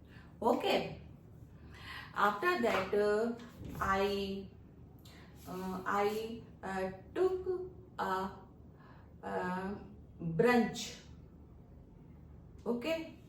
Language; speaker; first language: English; non-native, learner; Hindi